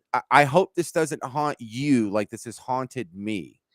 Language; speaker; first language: English; native; English